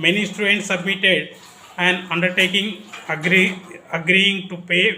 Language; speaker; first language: English; non-native, local second language; Telugu